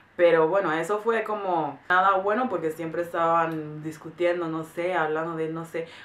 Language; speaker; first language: Spanish; non-native, fluent; German